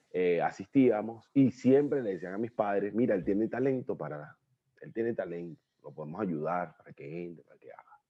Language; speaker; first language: Spanish; native; Spanish